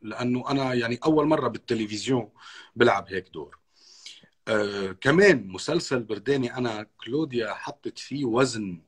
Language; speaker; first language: Arabic; native; Arabic